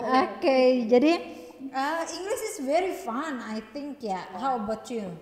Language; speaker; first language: English; non-native, learner; Indonesian